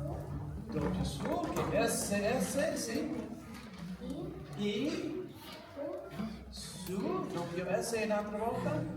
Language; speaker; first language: Italian; non-native, learner; English